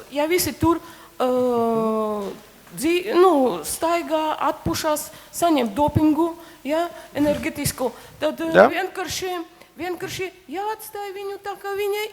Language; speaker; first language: Latvian; non-native, local second language; Russian